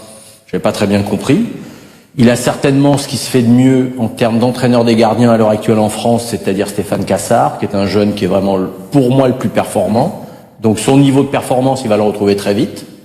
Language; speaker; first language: French; native; French